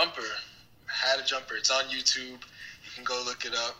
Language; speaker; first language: English; native; English